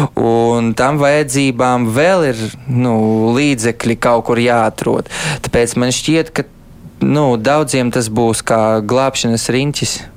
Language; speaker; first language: Latvian; early bilingual, heritage; Latvian